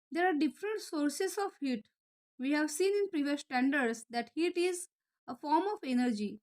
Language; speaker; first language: English; non-native, local second language; Marathi